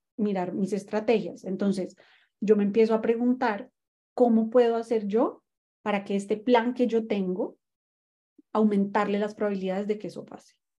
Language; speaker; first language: Spanish; native; Spanish